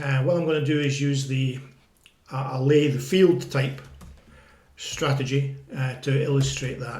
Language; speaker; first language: English; native; English